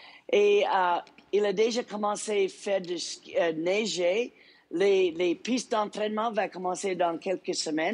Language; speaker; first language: French; non-native, local second language; English